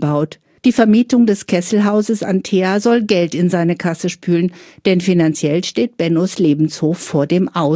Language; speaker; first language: German; native; German